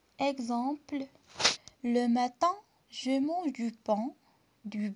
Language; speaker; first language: French; non-native, local second language; Arabic